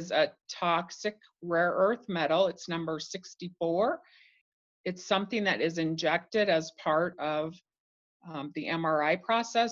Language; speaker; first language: English; native; English